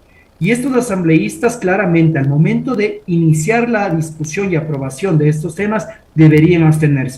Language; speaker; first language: Spanish; native; Spanish